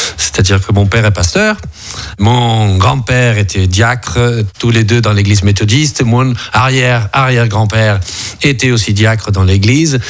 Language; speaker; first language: French; early bilingual, other home language; Spanish